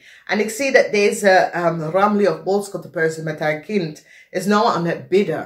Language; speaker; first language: Dutch; non-native, fluent; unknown